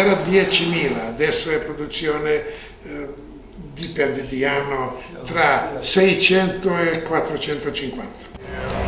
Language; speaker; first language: Italian; non-native, learner; Serbian